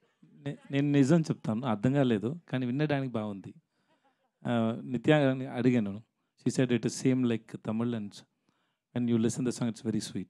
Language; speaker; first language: Telugu; non-native, learner; Tamil